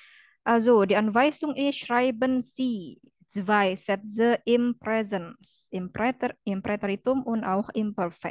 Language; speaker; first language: German; non-native, fluent; Indonesian